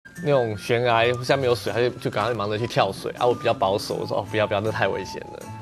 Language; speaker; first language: Chinese; native; Chinese